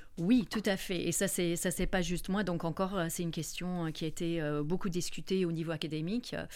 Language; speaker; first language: French; non-native, fluent; English